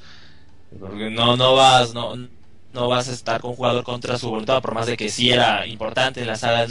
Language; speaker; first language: Spanish; native; Spanish